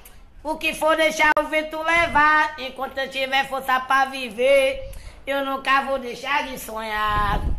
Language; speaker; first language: Portuguese; native; Portuguese